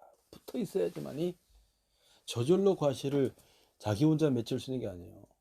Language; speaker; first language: Korean; native; Korean